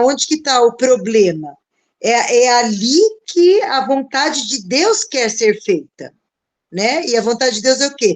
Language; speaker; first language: Portuguese; native; Portuguese